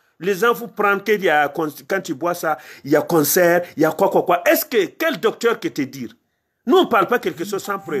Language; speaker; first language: French; non-native, local second language; Mossi